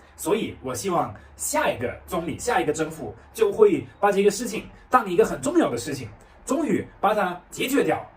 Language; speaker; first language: Chinese; non-native, fluent; German